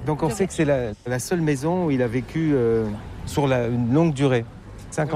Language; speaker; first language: French; native; French